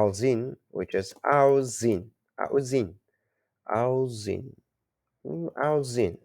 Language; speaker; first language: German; non-native, learner; Turkish